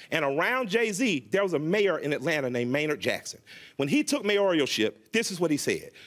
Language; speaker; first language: English; native; English